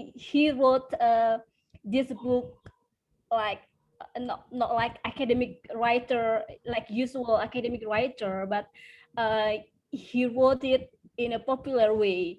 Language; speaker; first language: English; non-native, fluent; Indonesian